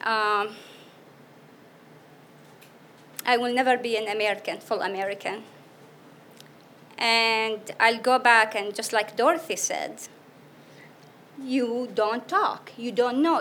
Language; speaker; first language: English; non-native, fluent; Arabic